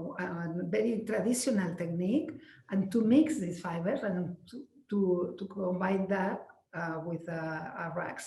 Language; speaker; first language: English; non-native, learner; Spanish